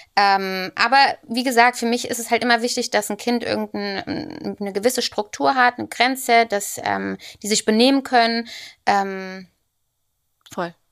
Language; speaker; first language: German; early bilingual, other home language; Italian